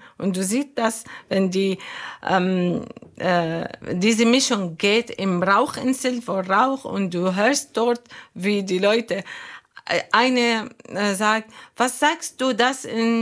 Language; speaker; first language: German; non-native, learner; Arabic